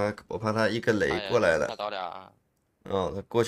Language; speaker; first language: Chinese; native; Chinese